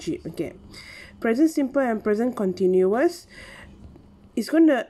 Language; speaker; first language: English; non-native, local second language; Malay